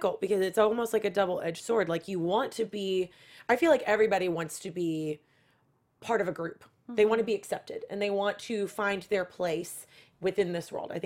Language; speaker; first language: English; native; English